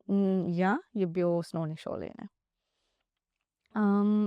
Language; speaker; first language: Slovenian; non-native, learner; Divehi